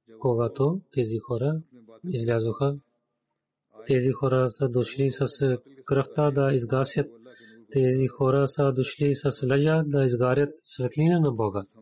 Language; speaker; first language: Bulgarian; non-native, learner; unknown